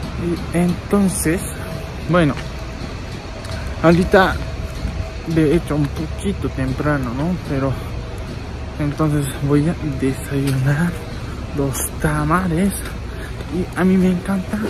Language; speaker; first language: Spanish; non-native, learner; Japanese